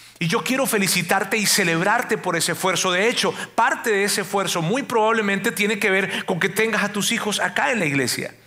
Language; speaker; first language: Spanish; native; Spanish